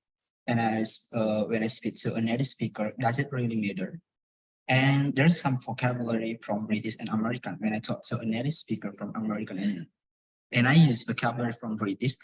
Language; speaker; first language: English; non-native, learner; Indonesian